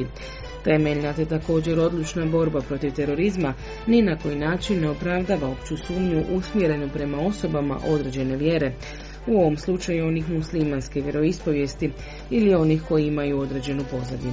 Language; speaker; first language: Croatian; native; Croatian